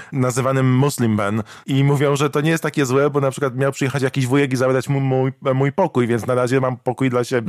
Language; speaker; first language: Polish; native; Polish